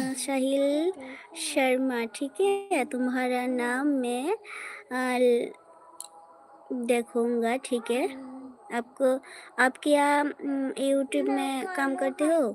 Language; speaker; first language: Hindi; non-native, local second language; Bangla